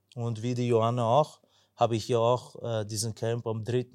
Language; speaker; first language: German; non-native, local second language; Turkish